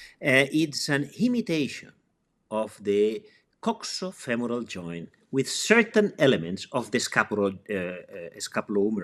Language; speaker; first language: English; non-native, fluent; Spanish